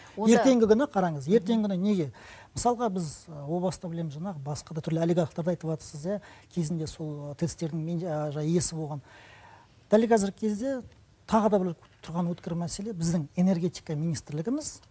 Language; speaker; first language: Kazakh; non-native, local second language; Russian